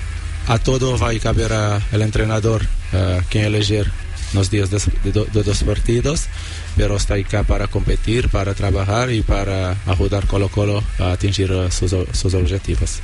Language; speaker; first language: Spanish; non-native, fluent; Portuguese